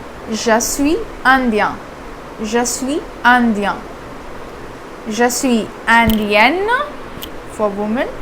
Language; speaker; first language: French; non-native, fluent; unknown